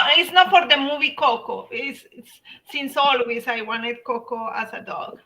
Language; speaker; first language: English; non-native, fluent; Spanish